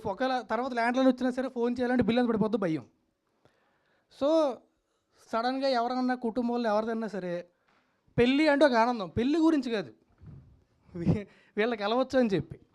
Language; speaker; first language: Telugu; native; Telugu